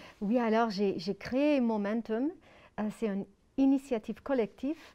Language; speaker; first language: French; non-native, fluent; English